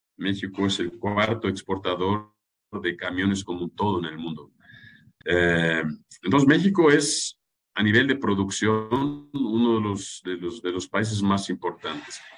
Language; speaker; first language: Spanish; non-native, fluent; German